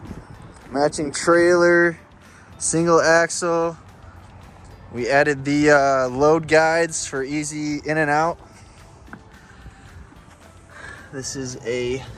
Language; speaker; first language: English; native; English